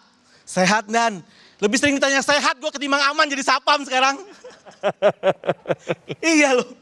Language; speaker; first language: Indonesian; native; Indonesian